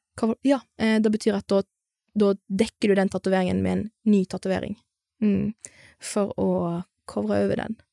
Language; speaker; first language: Norwegian; native; Norwegian